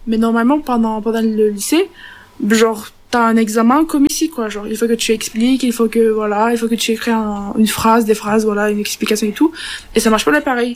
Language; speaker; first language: French; non-native, learner; Turkish